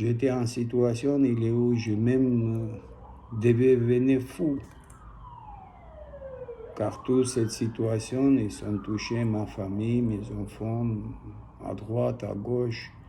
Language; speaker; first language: French; non-native, learner; Armenian